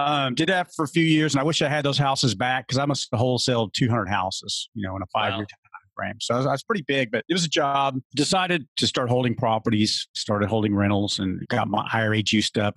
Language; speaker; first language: English; native; English